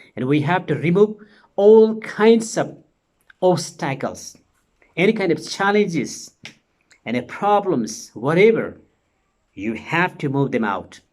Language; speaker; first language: English; non-native, local second language; Nepali